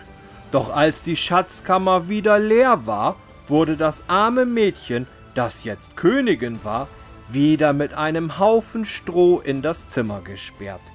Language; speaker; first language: German; native; German